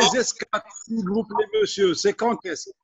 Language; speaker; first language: French; non-native, local second language; Arabic